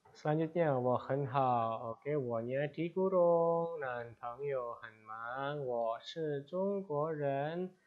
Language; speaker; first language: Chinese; non-native, fluent; Indonesian